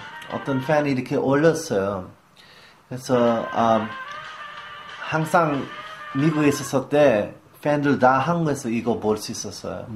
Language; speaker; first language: Korean; early bilingual, heritage; English